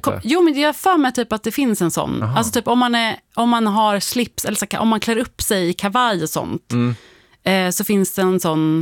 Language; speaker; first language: Swedish; native; Swedish